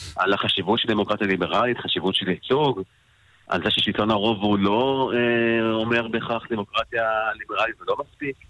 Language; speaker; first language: Hebrew; native; Hebrew